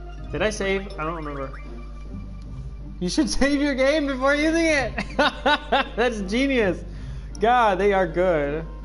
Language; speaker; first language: English; early bilingual, other home language; Spanish